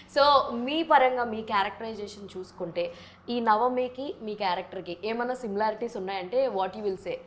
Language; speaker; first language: Telugu; native; Telugu